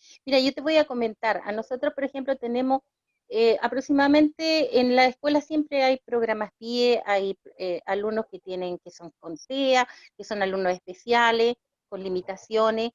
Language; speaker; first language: Spanish; native; Spanish